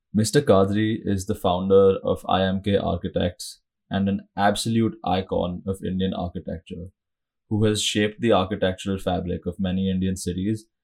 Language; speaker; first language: English; non-native, local second language; Hindi